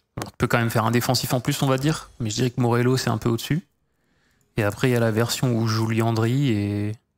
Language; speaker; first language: French; native; French